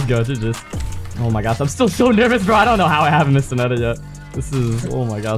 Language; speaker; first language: English; native; English